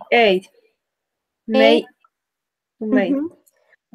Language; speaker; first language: English; non-native, learner; Spanish